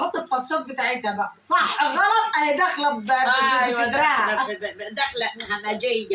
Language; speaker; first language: Arabic; native; Arabic